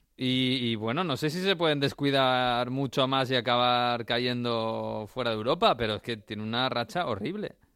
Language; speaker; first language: Spanish; native; Spanish